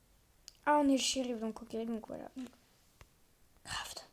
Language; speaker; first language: French; native; French